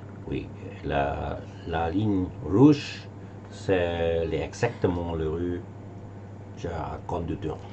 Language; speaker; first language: French; non-native, learner; German